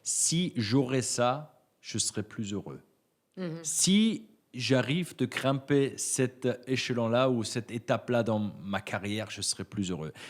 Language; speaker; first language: French; native; French